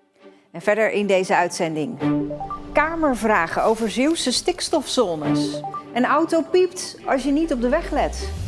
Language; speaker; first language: Dutch; native; Dutch